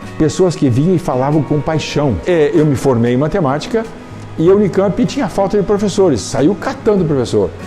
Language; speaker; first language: Portuguese; native; Portuguese